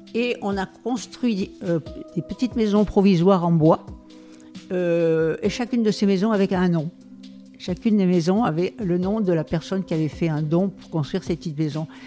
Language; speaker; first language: French; native; French